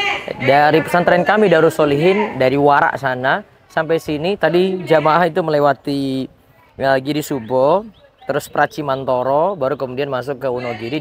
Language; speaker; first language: Indonesian; native; Indonesian